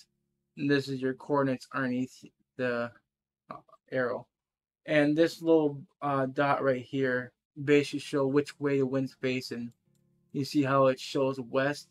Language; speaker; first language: English; native; English